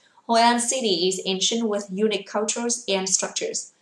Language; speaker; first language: English; non-native, fluent; Vietnamese